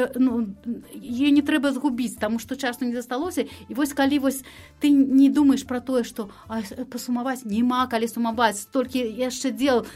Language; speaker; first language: Belarusian; non-native, local second language; Russian